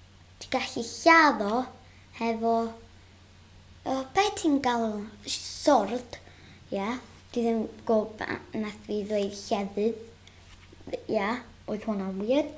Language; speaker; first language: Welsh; non-native, local second language; English